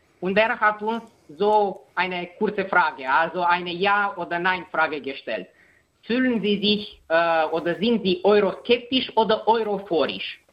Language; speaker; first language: German; non-native, fluent; Romanian